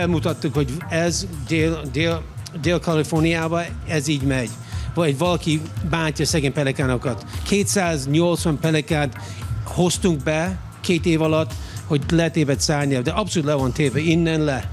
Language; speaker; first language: Hungarian; early bilingual, heritage; English